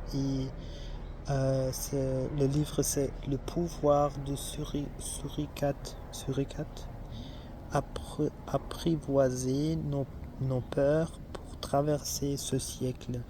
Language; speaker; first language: French; non-native, learner; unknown